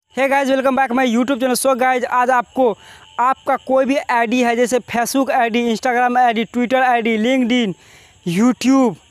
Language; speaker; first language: Hindi; native; Hindi